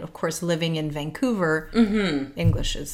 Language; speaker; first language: English; native; English